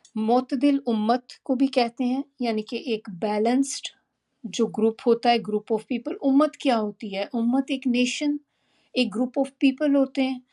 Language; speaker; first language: Urdu; native; Urdu